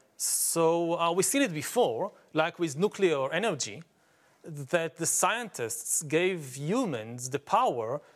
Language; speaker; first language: English; non-native, fluent; Hebrew